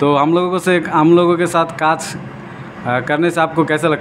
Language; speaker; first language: Hindi; non-native, learner; Bangla